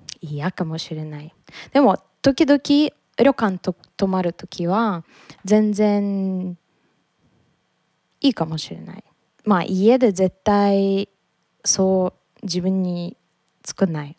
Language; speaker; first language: Japanese; non-native, learner; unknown